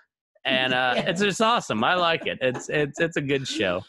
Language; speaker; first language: English; native; English